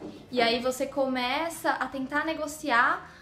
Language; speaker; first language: Portuguese; native; Portuguese